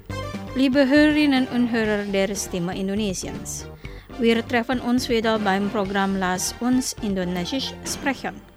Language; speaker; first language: German; non-native, fluent; Indonesian